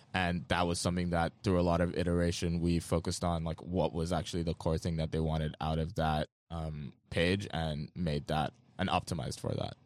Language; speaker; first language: English; non-native, local second language; Yoruba